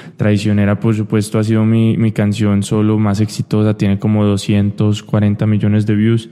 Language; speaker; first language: Spanish; early bilingual, heritage; Spanish